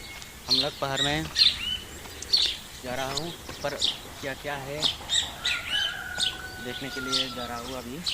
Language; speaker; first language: Hindi; non-native, local second language; Assamese